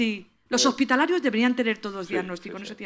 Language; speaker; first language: Spanish; native; Spanish